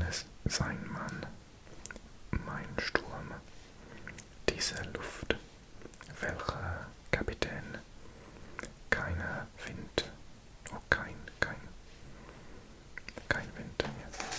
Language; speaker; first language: German; non-native, learner; English